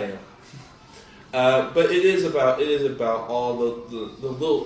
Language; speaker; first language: English; native; English